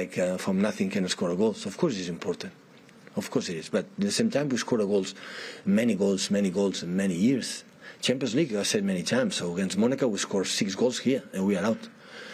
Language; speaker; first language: English; non-native, fluent; Spanish